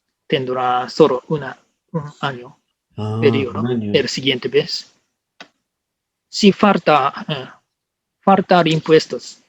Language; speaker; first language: Spanish; non-native, learner; Japanese